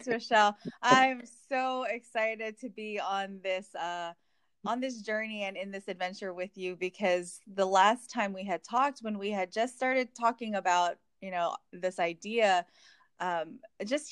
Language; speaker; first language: English; native; English